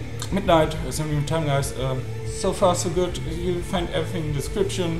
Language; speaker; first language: English; non-native, fluent; German